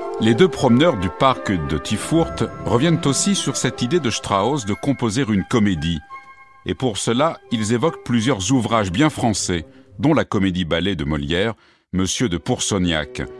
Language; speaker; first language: French; native; French